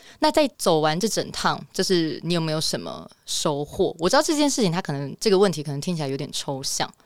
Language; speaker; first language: Chinese; native; Chinese